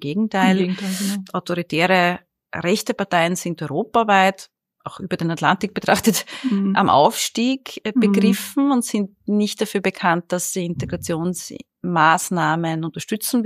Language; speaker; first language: German; native; German